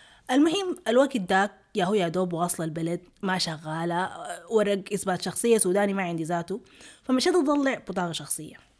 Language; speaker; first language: Arabic; early bilingual, heritage; Arabic